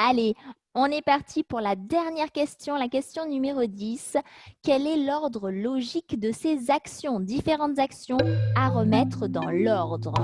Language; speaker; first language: French; native; French